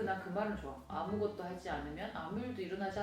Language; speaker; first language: Korean; native; Korean